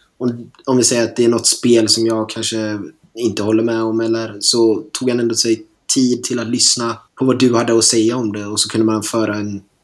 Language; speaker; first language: Swedish; native; Swedish